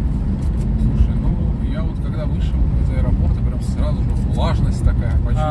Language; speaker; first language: Russian; native; Russian